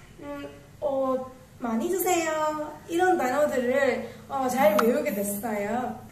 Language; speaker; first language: Korean; non-native, learner; Tamil